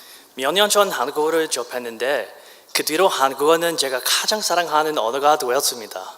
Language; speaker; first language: Korean; non-native, learner; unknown